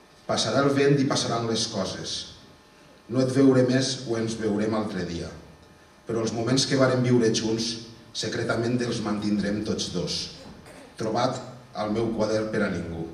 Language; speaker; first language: Catalan; native; Catalan